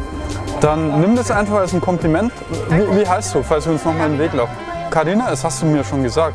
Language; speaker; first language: German; native; German